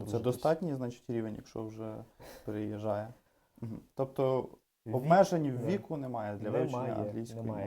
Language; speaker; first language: Ukrainian; native; Ukrainian